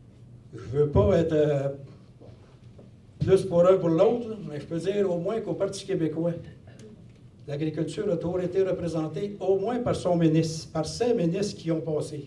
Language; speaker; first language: French; native; French